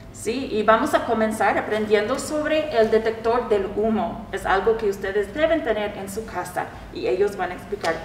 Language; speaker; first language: Spanish; early bilingual, heritage; Spanish